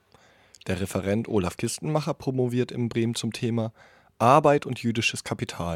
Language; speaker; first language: German; native; German